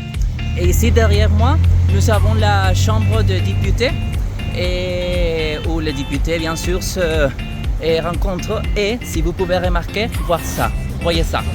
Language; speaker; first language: French; non-native, learner; Spanish